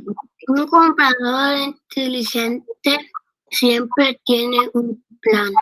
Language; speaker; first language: Spanish; early bilingual, heritage; Spanish